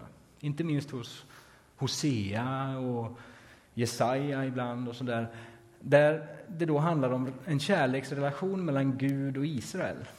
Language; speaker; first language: Swedish; native; Swedish